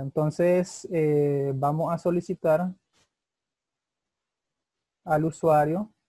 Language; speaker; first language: Spanish; native; Spanish